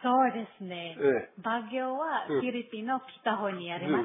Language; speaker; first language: Japanese; non-native, learner; Filipino